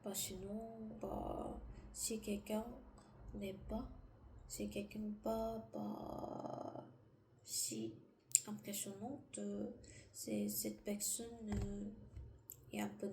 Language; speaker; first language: French; non-native, learner; Korean